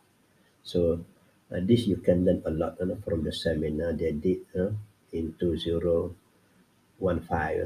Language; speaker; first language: English; non-native, local second language; Pattani Malay